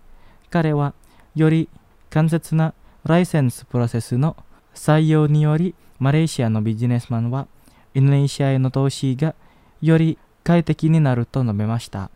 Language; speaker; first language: Japanese; non-native, fluent; Indonesian